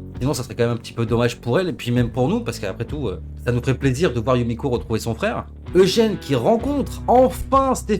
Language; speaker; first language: French; native; French